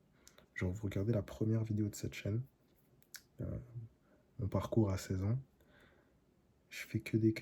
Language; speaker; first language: French; native; French